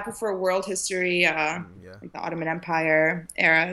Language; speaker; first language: English; early bilingual, other home language; Arabic